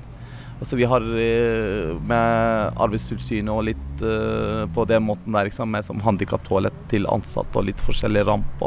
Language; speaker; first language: Norwegian; non-native, learner; Turkish